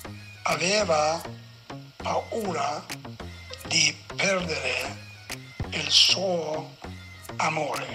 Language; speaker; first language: Italian; non-native, learner; Persian